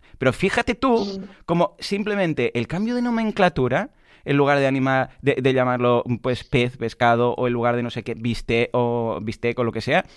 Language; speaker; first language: Spanish; non-native, local second language; Catalan